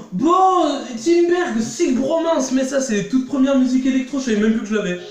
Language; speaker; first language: French; native; French